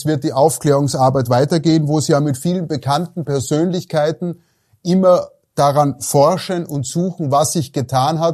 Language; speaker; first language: German; native; German